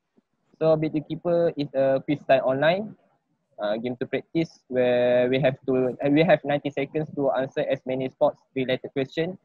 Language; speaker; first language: English; non-native, local second language; Malay